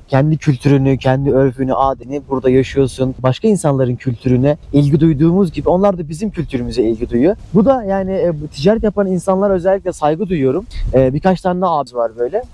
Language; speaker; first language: Turkish; native; Turkish